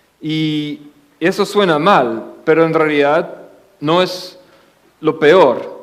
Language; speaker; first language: Spanish; non-native, fluent; English